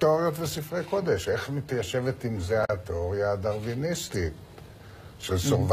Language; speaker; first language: Hebrew; native; Hebrew